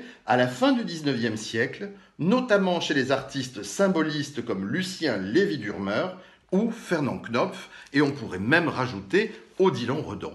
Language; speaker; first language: French; native; French